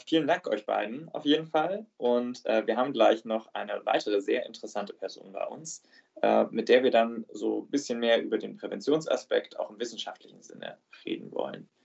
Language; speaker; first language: German; native; German